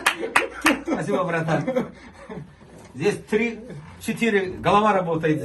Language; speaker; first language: Russian; non-native, local second language; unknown